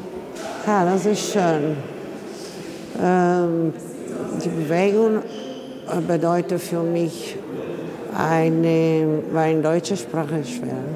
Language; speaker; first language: German; non-native, learner; Italian